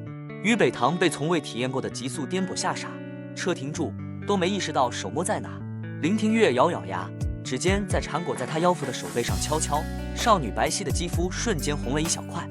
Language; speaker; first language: Chinese; native; Chinese